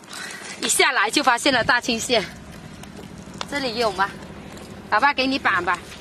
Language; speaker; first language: Chinese; native; Chinese